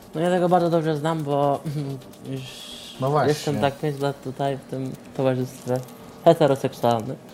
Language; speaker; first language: Polish; non-native, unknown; Azerbaijani